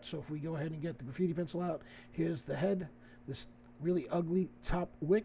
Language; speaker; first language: English; native; English